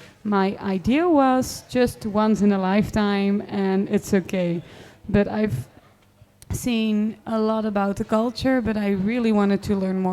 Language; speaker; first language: English; non-native, fluent; Dutch